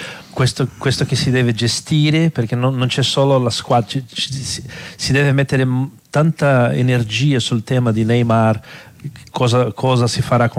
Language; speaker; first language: Italian; non-native, fluent; Portuguese